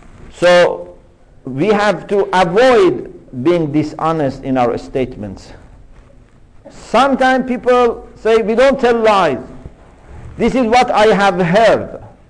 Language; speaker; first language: English; non-native, fluent; Persian